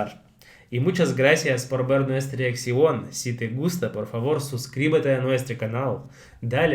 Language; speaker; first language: Spanish; non-native, fluent; Russian